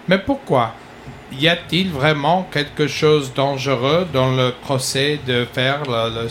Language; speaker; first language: French; non-native, learner; English